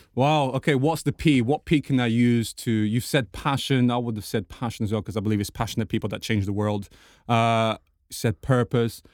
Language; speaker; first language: English; non-native, fluent; Portuguese